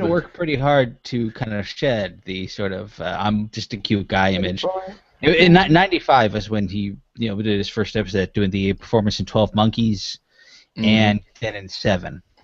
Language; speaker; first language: English; native; English